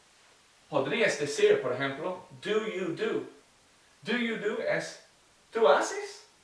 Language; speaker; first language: Spanish; non-native, learner; English